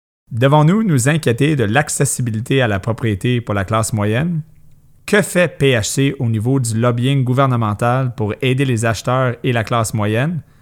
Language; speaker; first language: French; native; French